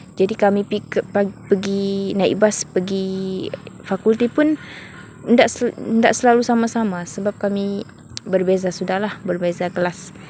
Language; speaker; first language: Malay; native; Malay